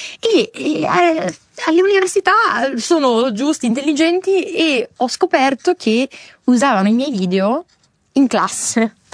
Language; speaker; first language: Italian; native; Italian